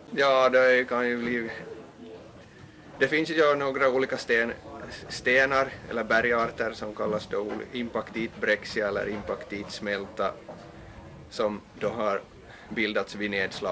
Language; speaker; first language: Swedish; native; Swedish